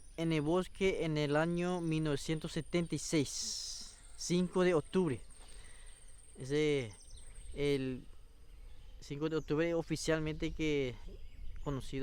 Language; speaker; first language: Spanish; non-native, local second language; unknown